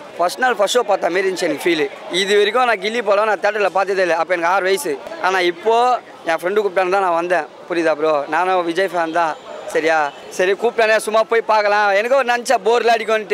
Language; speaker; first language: Tamil; native; Tamil